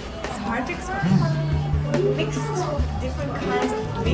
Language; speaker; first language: English; non-native, fluent; Japanese